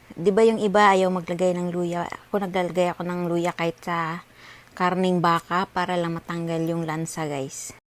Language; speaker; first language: Filipino; non-native, local second language; Cebuano